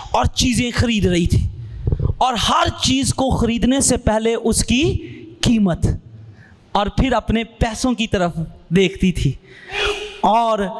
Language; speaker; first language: Urdu; non-native, local second language; Punjabi